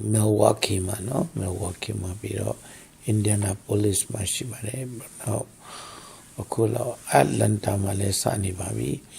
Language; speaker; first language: Burmese; non-native, local second language; Tedim Chin